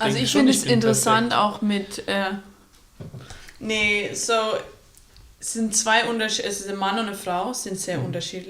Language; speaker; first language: German; non-native, fluent; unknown